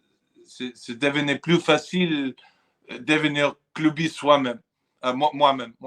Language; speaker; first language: French; non-native, fluent; English